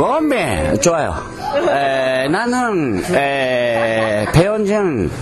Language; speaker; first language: Korean; non-native, learner; Japanese